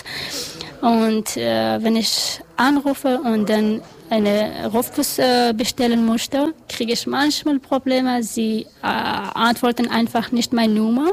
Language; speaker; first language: German; non-native, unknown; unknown